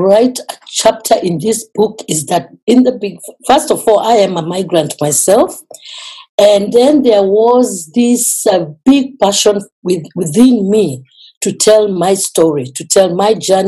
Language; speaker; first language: English; non-native, local second language; Kikuyu